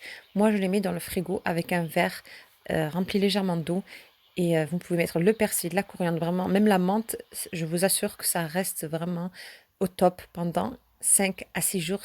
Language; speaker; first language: French; early bilingual, other home language; Turkish